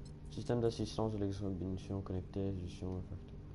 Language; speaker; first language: French; early bilingual, heritage; French